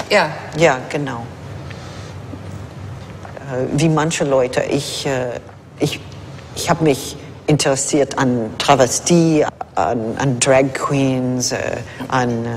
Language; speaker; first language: German; non-native, fluent; English